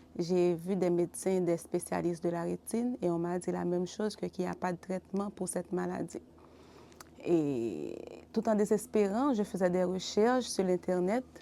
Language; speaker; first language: French; non-native, local second language; Haitian Creole